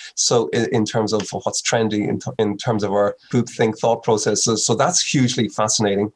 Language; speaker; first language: English; native; English